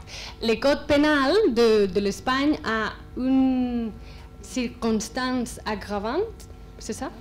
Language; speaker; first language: French; non-native, fluent; Spanish